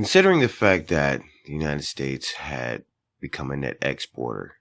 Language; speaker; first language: English; native; English